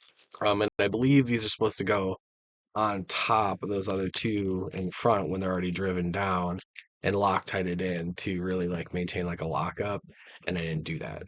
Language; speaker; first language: English; native; English